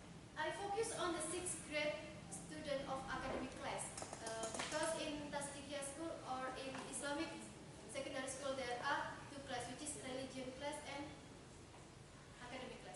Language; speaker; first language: English; non-native, fluent; Indonesian